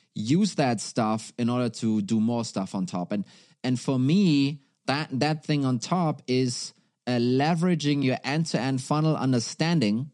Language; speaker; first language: English; non-native, fluent; German